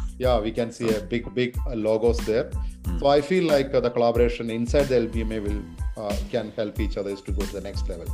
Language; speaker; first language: English; non-native, local second language; Malayalam